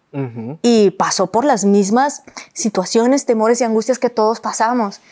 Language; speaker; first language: Spanish; native; Spanish